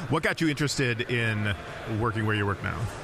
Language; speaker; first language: English; native; English